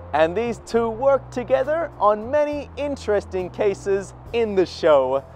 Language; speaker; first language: English; native; English